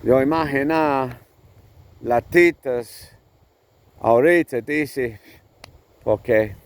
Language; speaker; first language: Spanish; non-native, learner; English